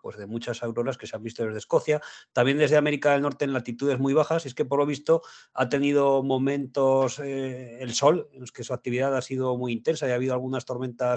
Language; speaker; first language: Spanish; native; Spanish